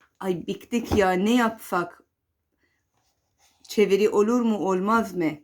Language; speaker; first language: Turkish; non-native, fluent; Persian